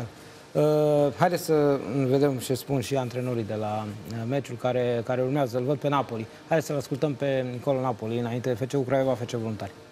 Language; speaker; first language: Romanian; native; Romanian